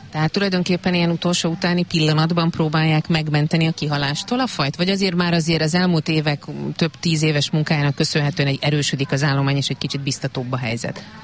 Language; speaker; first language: Hungarian; native; Hungarian